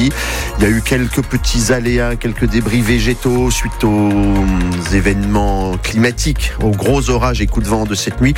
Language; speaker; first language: French; native; French